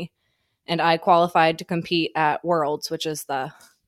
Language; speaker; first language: English; native; English